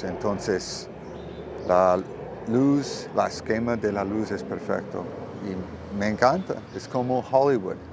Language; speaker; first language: Spanish; non-native, learner; English